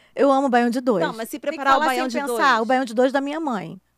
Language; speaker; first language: Portuguese; native; Portuguese